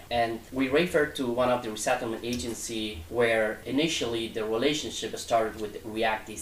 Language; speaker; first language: English; non-native, fluent; Persian